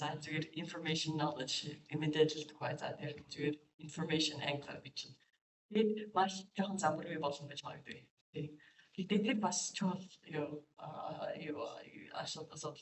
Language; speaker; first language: Mongolian; non-native, learner; English